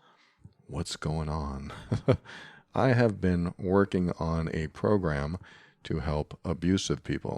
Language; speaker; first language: English; native; English